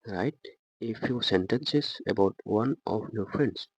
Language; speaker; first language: English; non-native, local second language; Assamese